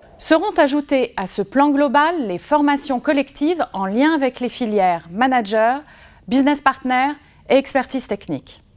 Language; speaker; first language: French; native; French